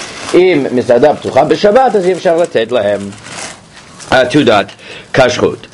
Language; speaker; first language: Hebrew; non-native, fluent; English